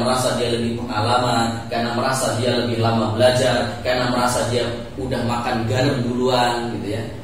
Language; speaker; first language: Indonesian; native; Indonesian